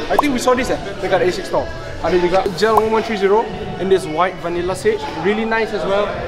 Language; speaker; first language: English; non-native, local second language; Malay